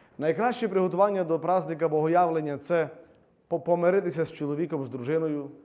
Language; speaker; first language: Ukrainian; native; Ukrainian